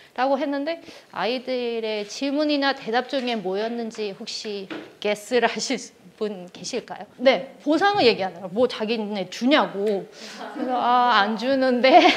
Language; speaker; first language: Korean; early bilingual, heritage; Korean